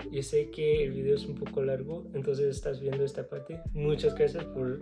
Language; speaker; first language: Spanish; non-native, learner; English